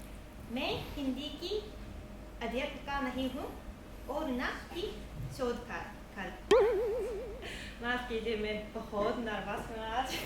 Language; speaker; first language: Hindi; non-native, fluent; Japanese